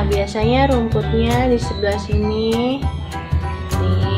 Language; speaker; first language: Indonesian; native; Indonesian